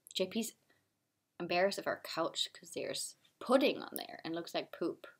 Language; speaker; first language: English; non-native, fluent; German